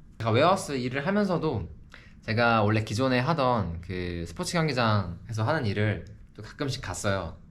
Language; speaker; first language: Korean; native; Korean